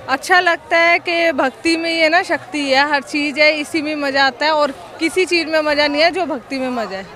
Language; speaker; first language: Hindi; native; Hindi